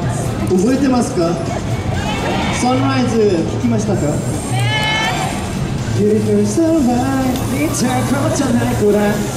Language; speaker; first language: Japanese; non-native, learner; Korean